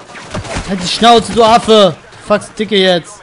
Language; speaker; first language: German; native; German